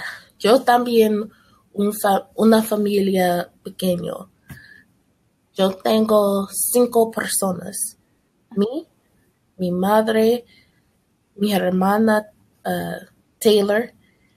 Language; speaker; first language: Spanish; non-native, learner; English